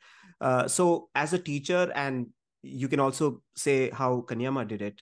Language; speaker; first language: English; non-native, local second language; Malayalam